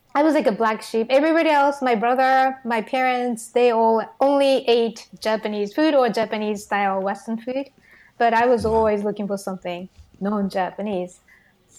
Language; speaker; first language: English; non-native, fluent; Japanese